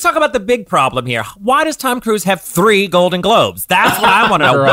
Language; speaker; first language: English; native; English